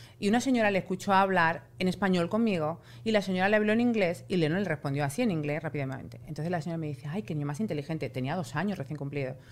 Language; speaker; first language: Spanish; native; Spanish